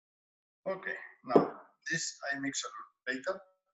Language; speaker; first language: English; non-native, learner; Spanish